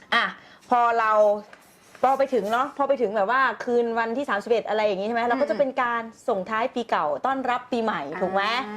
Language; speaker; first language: Thai; native; Thai